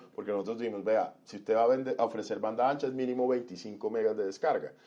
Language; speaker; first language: Spanish; native; Spanish